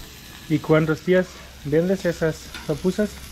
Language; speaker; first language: Spanish; non-native, learner; German